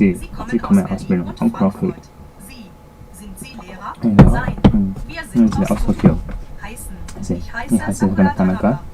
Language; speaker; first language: German; non-native, learner; Japanese